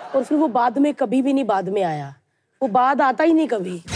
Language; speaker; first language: Hindi; native; Hindi